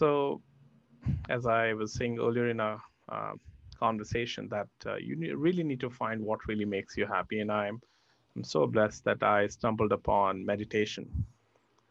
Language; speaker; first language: English; non-native, local second language; Hindi